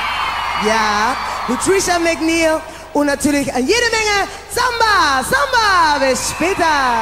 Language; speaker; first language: German; non-native, learner; English